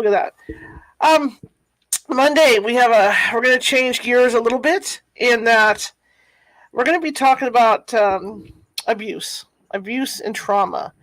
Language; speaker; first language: English; native; English